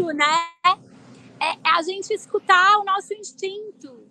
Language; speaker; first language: Portuguese; native; Portuguese